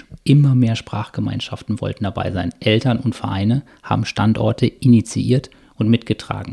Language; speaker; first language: German; native; German